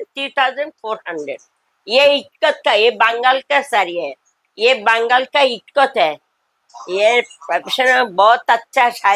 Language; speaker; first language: Hindi; non-native, local second language; Bangla